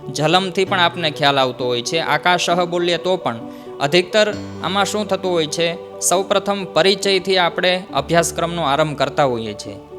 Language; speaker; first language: Gujarati; native; Gujarati